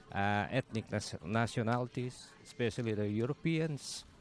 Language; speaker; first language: English; non-native, local second language; Filipino